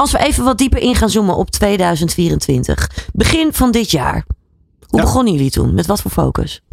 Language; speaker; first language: Dutch; native; Dutch